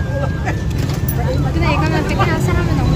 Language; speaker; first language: Korean; non-native, learner; Vietnamese